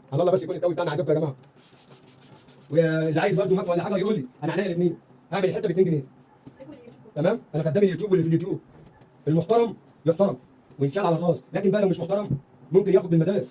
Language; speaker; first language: Arabic; native; Arabic